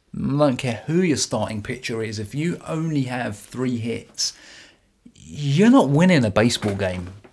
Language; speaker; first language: English; native; English